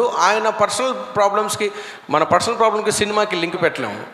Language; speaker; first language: Telugu; native; Telugu